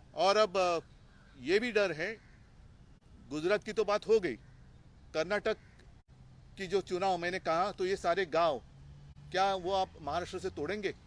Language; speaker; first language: Hindi; non-native, local second language; Marathi